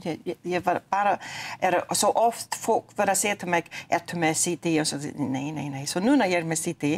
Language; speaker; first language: Icelandic; non-native, learner; English